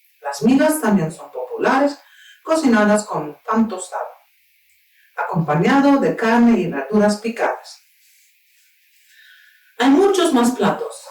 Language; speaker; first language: Spanish; non-native, fluent; Turkish